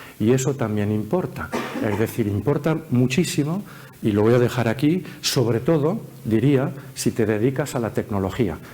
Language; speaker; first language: Spanish; early bilingual, heritage; Spanish